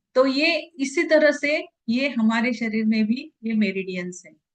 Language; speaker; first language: Hindi; non-native, local second language; Marathi